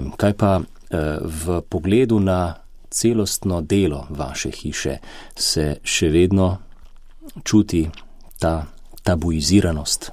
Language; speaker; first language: Slovenian; native; Slovenian